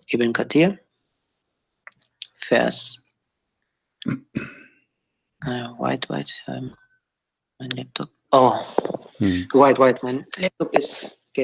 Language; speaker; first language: English; non-native, learner; German